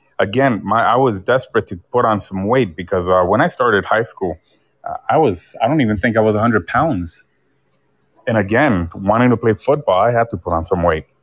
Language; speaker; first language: English; early bilingual, other home language; Spanish